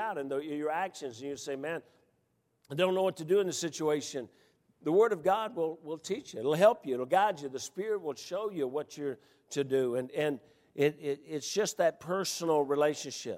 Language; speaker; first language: English; native; English